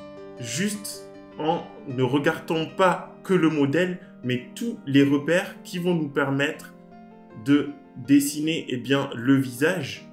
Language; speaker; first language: French; native; French